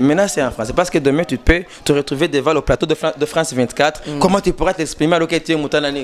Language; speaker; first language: French; non-native, local second language; Rundi